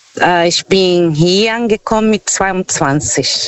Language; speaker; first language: German; non-native, learner; Portuguese